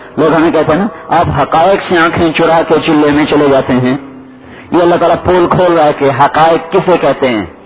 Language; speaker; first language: Urdu; non-native, local second language; Saraiki